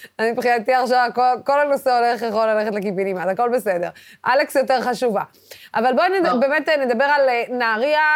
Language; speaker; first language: Hebrew; non-native, local second language; Arabic